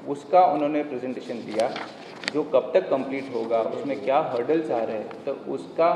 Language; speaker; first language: Hindi; non-native, local second language; Marathi